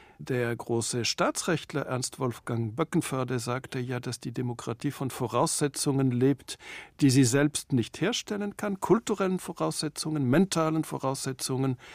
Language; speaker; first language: German; native; German